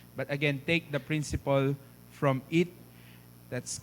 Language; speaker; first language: English; non-native, fluent; Filipino